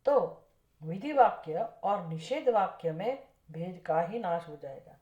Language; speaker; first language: Hindi; non-native, local second language; Gujarati